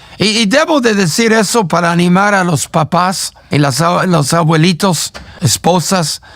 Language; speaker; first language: Spanish; non-native, fluent; English